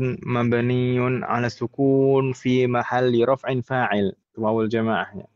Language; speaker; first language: Arabic; non-native, fluent; Indonesian